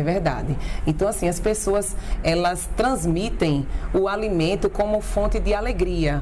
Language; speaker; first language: Portuguese; native; Portuguese